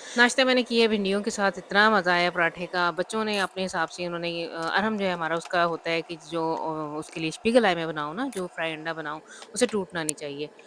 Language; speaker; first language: Urdu; non-native, local second language; Punjabi